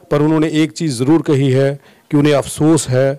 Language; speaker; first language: Hindi; native; Hindi